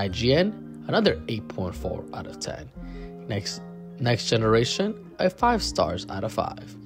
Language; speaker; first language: English; native; English